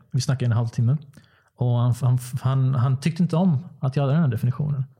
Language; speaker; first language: Swedish; early bilingual, other home language; Bosnian